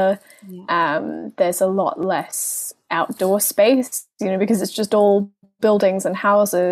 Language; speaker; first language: English; native; English